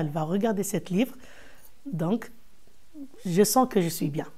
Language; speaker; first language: French; non-native, learner; Arabic